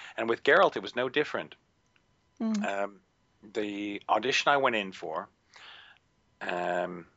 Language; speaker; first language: English; native; English